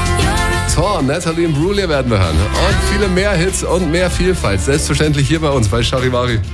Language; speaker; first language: German; native; German